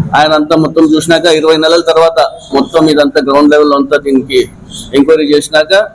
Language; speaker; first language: Telugu; non-native, local second language; Urdu